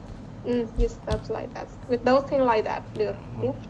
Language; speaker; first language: English; non-native, fluent; Vietnamese